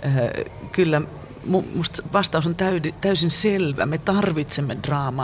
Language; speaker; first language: Finnish; native; Finnish